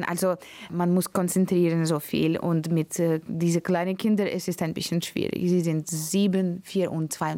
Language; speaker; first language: German; non-native, fluent; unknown